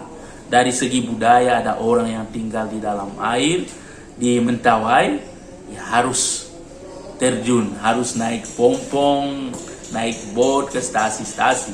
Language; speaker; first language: Indonesian; non-native, learner; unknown